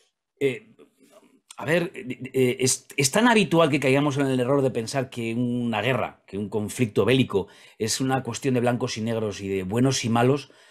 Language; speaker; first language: Spanish; native; Spanish